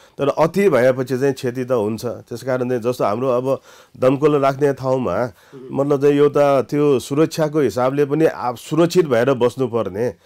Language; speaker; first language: Nepali; non-native, local second language; Newari